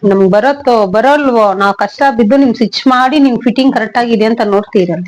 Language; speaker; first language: Kannada; non-native, local second language; Tamil